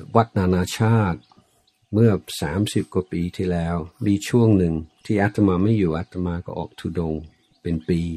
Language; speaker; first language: Thai; non-native, fluent; English